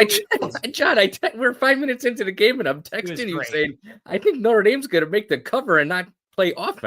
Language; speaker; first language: English; native; English